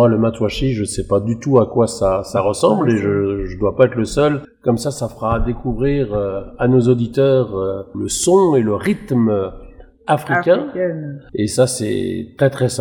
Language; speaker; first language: French; native; French